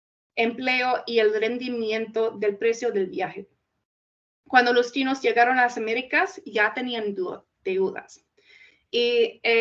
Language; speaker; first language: Spanish; non-native, fluent; English